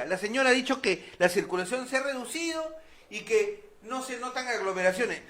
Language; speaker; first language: Spanish; native; Spanish